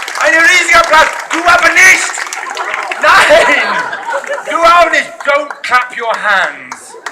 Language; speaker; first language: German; non-native, fluent; English